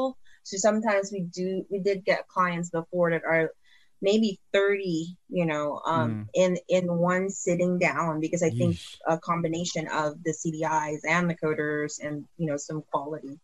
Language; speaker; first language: English; non-native, local second language; Filipino